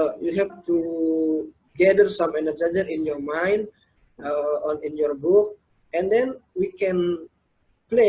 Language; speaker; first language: English; non-native, learner; Indonesian